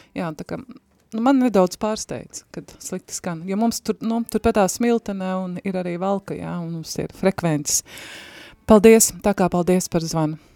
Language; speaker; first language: Latvian; native; Latvian